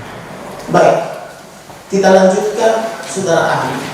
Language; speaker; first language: Indonesian; native; Indonesian